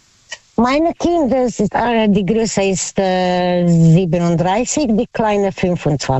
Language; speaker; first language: German; non-native, learner; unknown